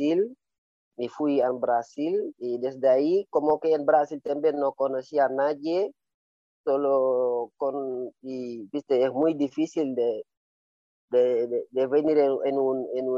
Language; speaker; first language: Spanish; non-native, learner; Wolof